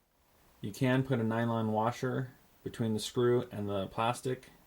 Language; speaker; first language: English; native; English